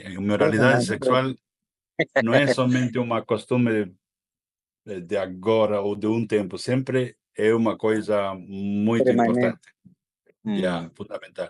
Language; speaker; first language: Portuguese; non-native, fluent; Spanish